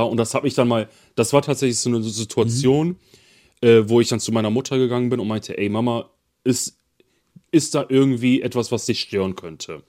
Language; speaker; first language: German; early bilingual, other home language; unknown